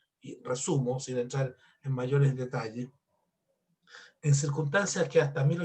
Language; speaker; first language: Spanish; native; Spanish